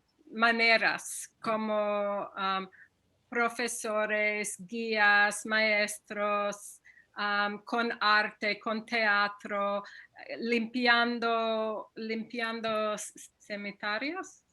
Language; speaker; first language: Spanish; non-native, fluent; English